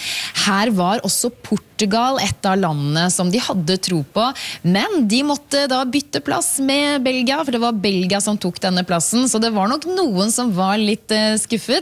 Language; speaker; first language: Norwegian; native; Norwegian